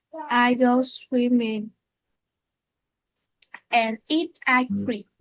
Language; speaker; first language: English; non-native, learner; Vietnamese